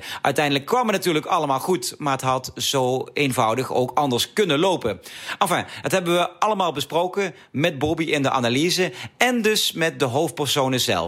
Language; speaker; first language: Dutch; native; Dutch